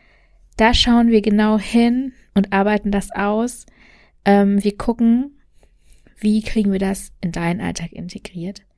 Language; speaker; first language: German; native; German